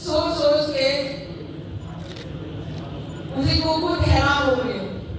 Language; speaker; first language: Hindi; non-native, local second language; Manipuri